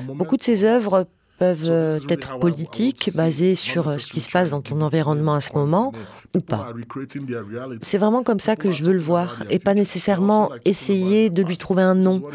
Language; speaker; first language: French; non-native, fluent; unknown